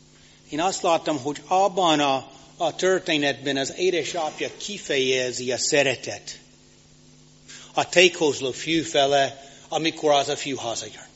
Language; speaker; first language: Hungarian; non-native, fluent; English